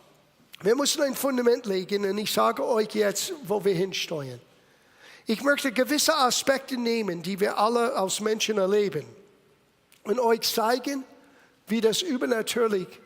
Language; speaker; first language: German; non-native, fluent; English